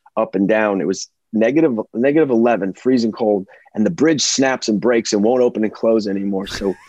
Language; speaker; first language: English; early bilingual, other home language; Czech